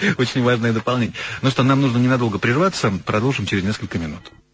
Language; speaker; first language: Russian; native; Russian